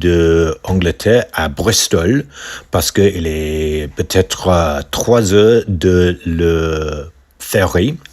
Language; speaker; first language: French; non-native, learner; English